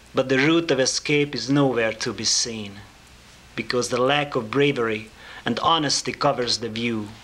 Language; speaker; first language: English; non-native, fluent; Hungarian